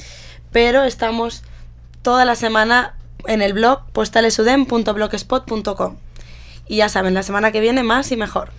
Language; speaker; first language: Spanish; native; Spanish